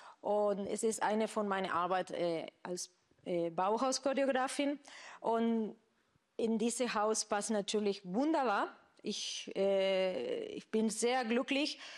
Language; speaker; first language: German; non-native, fluent; Spanish